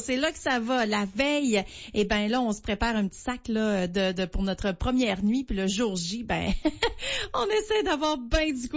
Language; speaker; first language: French; native; French